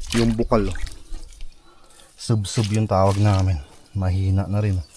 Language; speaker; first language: Filipino; non-native, local second language; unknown